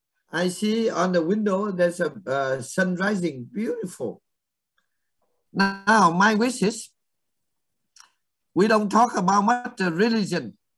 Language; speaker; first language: English; non-native, fluent; Vietnamese